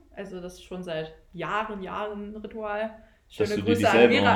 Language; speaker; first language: German; native; German